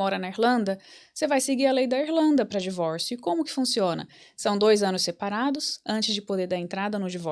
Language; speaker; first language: Portuguese; native; Portuguese